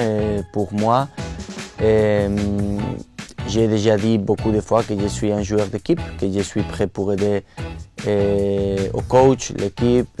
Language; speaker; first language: French; non-native, fluent; Spanish